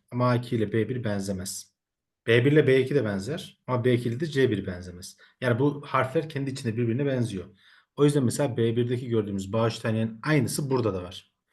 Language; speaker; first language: Turkish; native; Turkish